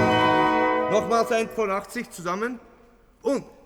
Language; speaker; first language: German; non-native, fluent; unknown